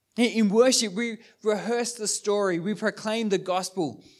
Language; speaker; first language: English; native; English